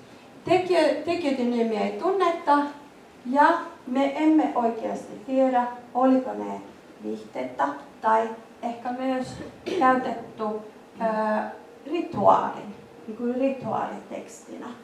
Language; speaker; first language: Finnish; non-native, fluent; Icelandic